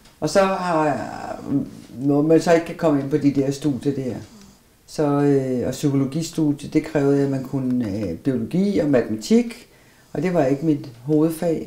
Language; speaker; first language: Danish; native; Danish